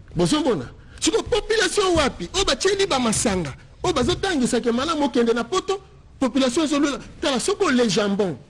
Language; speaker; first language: Lingala; native; Lingala